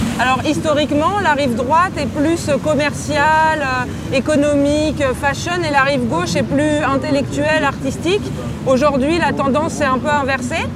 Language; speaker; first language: French; native; French